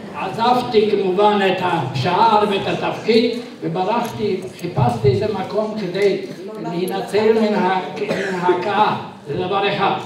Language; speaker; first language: Hebrew; non-native, fluent; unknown